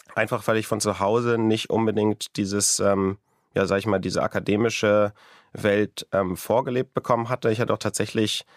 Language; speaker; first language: German; native; German